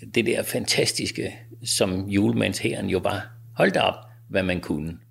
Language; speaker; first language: Danish; native; Danish